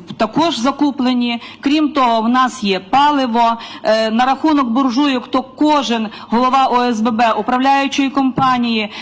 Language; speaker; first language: Ukrainian; native; Ukrainian